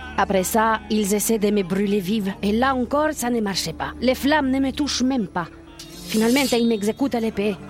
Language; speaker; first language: French; non-native, fluent; Italian